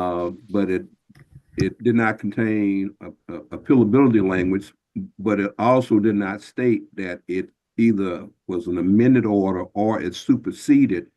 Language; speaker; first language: English; native; English